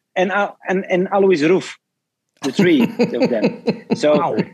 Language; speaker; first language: English; non-native, fluent; Dutch